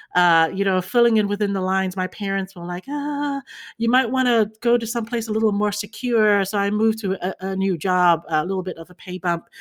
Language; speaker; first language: English; early bilingual, other home language; Chinese